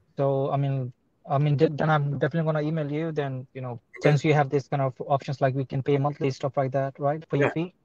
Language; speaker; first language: English; non-native, fluent; Arabic